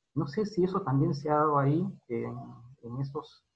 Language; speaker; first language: Spanish; native; Spanish